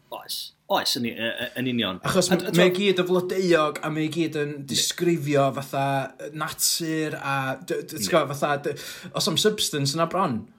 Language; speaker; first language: Welsh; native; Welsh